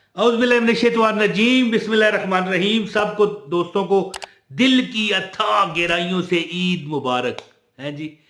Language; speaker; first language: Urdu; non-native, local second language; Punjabi